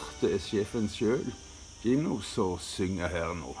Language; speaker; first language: Norwegian; native; Norwegian